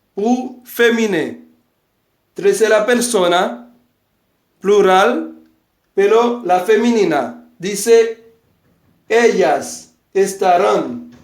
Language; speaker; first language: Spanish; non-native, fluent; Haitian Creole